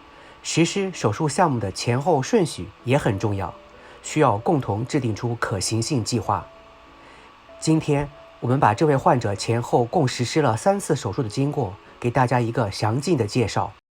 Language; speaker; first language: Chinese; native; Chinese